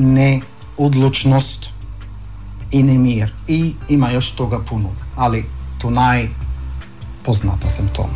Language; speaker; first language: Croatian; non-native, fluent; Arabic